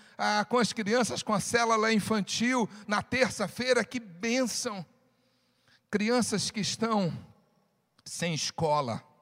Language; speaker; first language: Portuguese; native; Portuguese